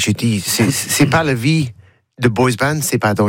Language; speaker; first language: French; non-native, learner; English